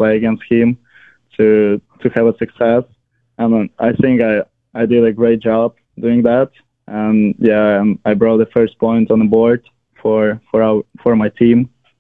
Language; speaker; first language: English; non-native, fluent; Ukrainian